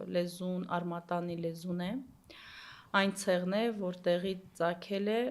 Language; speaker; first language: Armenian; early bilingual, heritage; Armenian